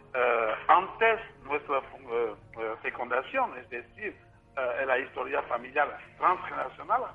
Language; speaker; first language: Spanish; non-native, fluent; French